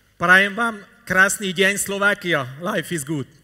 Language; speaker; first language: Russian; non-native, learner; Hungarian